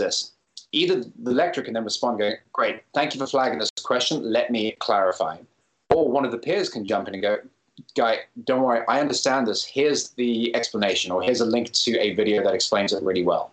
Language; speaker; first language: English; native; English